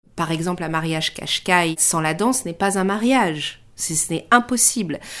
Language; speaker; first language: French; early bilingual, other home language; Persian